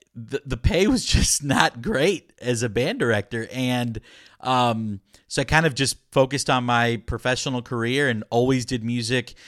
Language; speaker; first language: English; early bilingual, other home language; Spanish